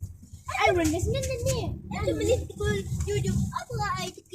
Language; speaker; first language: Arabic; native; Arabic